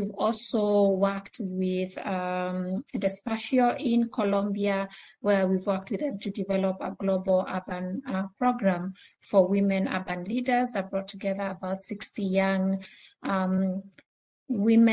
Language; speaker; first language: English; non-native, local second language; Swahili